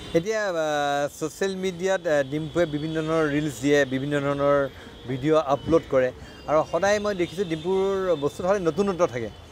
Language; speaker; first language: Assamese; native; Assamese